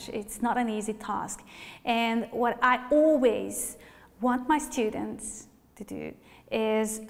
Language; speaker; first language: English; non-native, fluent; Hungarian